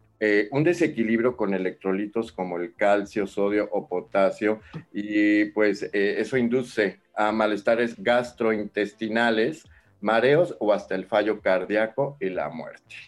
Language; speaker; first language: Spanish; native; Spanish